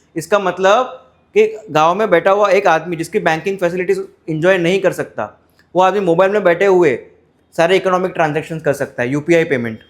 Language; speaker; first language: Hindi; non-native, local second language; Marathi